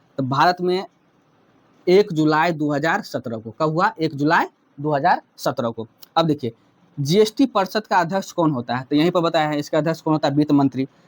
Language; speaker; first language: Hindi; native; Hindi